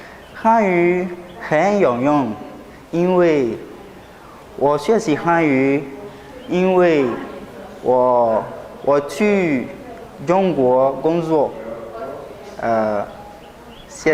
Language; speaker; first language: Chinese; non-native, learner; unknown